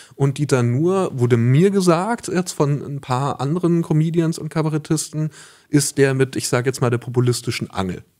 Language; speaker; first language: German; native; German